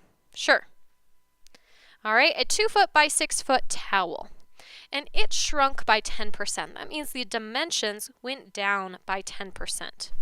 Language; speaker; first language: English; native; English